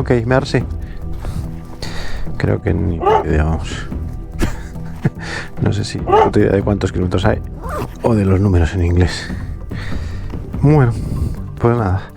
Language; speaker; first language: Spanish; native; Spanish